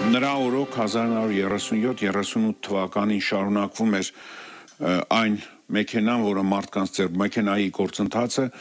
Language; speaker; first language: Armenian; native; Armenian